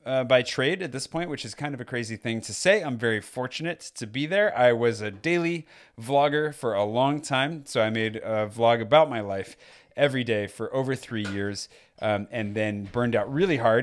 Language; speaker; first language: English; native; English